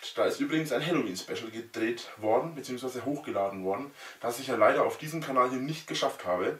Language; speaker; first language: German; native; German